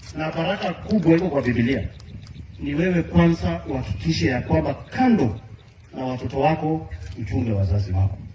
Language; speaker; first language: Swahili; non-native, local second language; Kalenjin